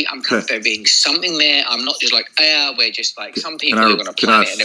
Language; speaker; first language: English; native; English